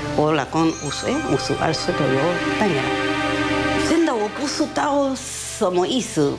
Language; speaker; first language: Chinese; non-native, learner; Spanish